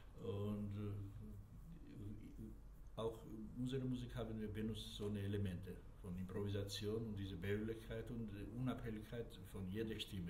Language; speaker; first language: German; non-native, fluent; Georgian